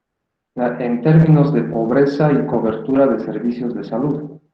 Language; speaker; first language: Spanish; native; Spanish